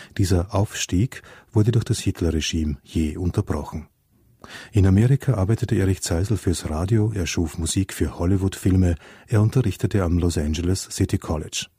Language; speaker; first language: German; native; German